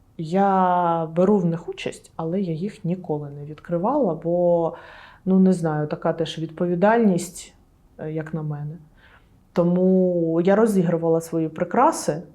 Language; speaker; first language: Ukrainian; non-native, local second language; Russian